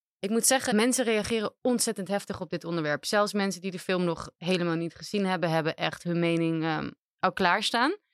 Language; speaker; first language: Dutch; native; Dutch